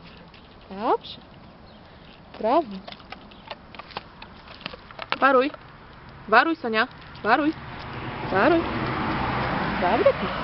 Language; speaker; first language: Polish; native; Polish